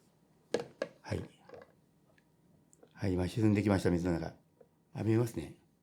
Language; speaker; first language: Japanese; native; Japanese